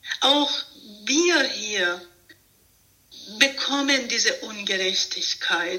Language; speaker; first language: German; non-native, fluent; Persian